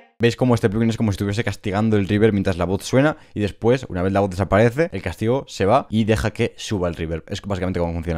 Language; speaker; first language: Spanish; native; Spanish